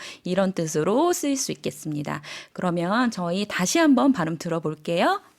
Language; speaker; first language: Korean; native; Korean